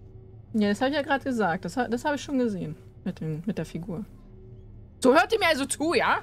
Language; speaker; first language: German; native; German